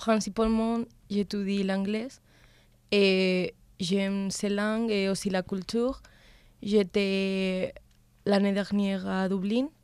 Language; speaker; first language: French; non-native, learner; Spanish